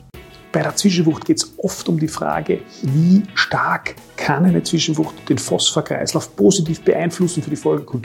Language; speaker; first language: German; native; German